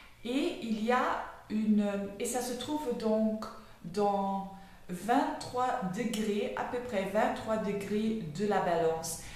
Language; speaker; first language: French; non-native, learner; Dutch